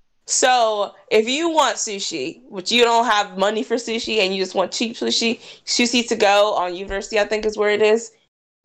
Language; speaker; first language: English; native; English